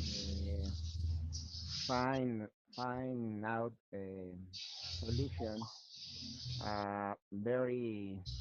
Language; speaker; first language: English; non-native, learner; Spanish